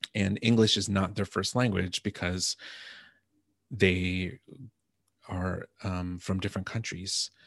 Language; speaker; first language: English; native; English